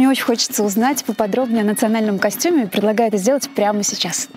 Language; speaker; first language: Russian; native; Russian